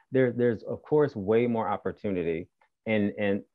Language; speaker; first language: English; native; English